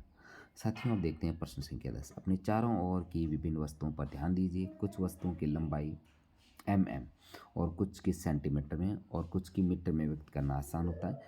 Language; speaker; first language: Hindi; native; Hindi